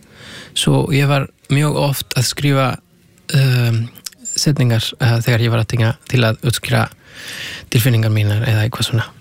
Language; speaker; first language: Icelandic; non-native, fluent; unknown